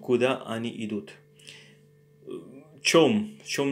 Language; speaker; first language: Russian; non-native, learner; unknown